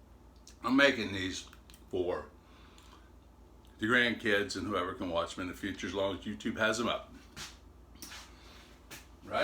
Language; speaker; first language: English; native; English